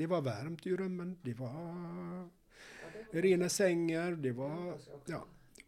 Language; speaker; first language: Swedish; non-native, fluent; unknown